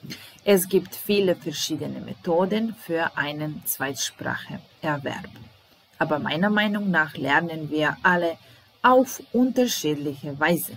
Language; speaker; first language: German; non-native, fluent; Serbian